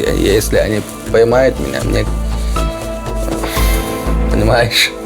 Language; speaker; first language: Russian; non-native, local second language; Chechen